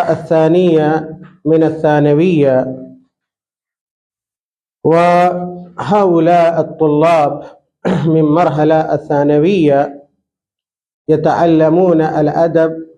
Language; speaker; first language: Arabic; non-native, fluent; Urdu